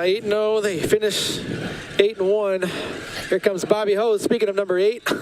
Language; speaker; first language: English; native; English